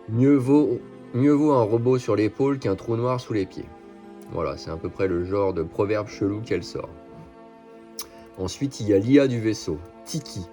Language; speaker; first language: French; native; French